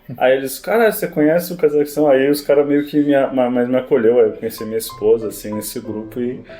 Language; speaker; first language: Portuguese; early bilingual, other home language; Spanish